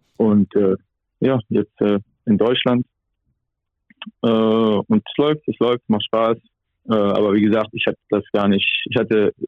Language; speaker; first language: German; non-native, local second language; French